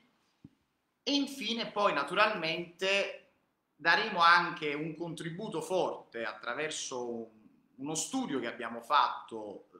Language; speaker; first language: Italian; native; Italian